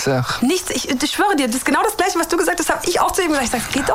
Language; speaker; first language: German; native; German